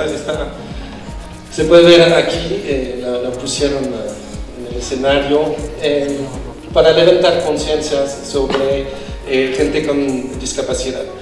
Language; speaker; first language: Spanish; non-native, fluent; French